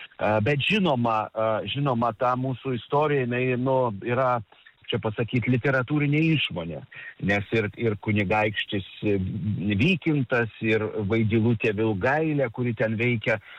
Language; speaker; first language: Lithuanian; native; Lithuanian